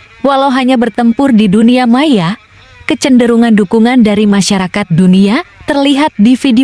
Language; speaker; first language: Indonesian; native; Indonesian